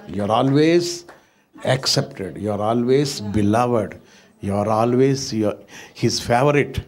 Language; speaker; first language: English; non-native, local second language; Telugu